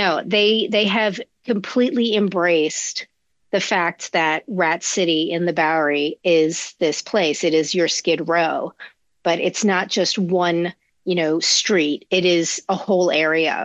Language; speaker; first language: English; native; English